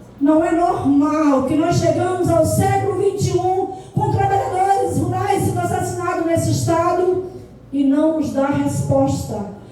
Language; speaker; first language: Portuguese; native; Portuguese